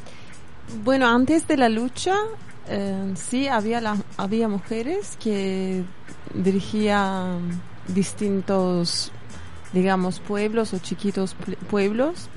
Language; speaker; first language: Spanish; non-native, fluent; Kurdish